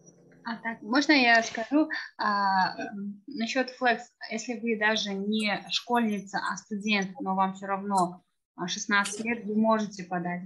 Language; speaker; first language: Russian; native; Russian